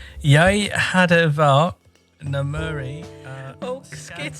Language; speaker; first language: Norwegian; non-native, learner; English